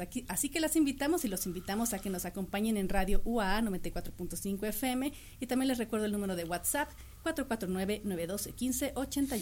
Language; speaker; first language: Spanish; native; Spanish